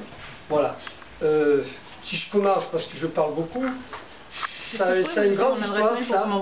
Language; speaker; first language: French; native; French